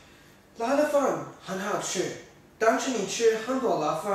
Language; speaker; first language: Chinese; non-native, learner; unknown